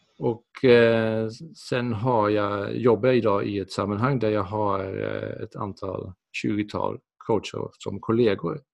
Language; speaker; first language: Swedish; non-native, fluent; Dutch